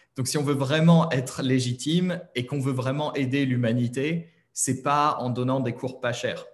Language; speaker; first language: French; native; French